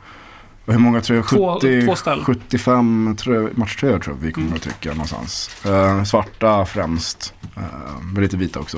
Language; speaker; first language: Swedish; native; Swedish